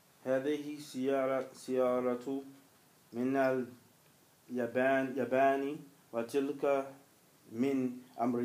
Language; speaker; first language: Arabic; non-native, learner; English